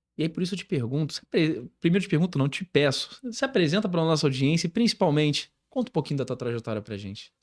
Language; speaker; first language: Portuguese; native; Portuguese